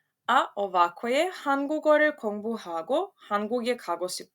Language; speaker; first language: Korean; non-native, fluent; Serbian